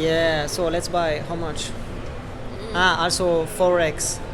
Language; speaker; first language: English; non-native, learner; French